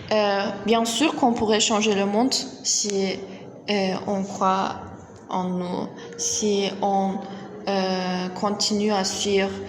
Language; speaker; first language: French; non-native, learner; Turkish